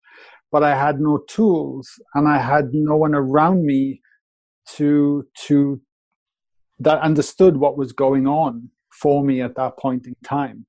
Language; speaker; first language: English; native; English